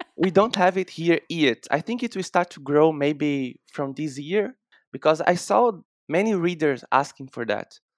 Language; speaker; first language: English; non-native, fluent; Portuguese